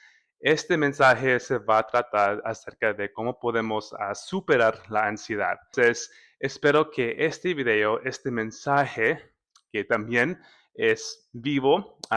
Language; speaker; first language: Spanish; early bilingual, heritage; Spanish